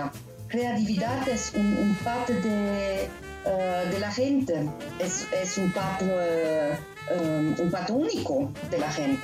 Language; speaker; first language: Spanish; non-native, learner; German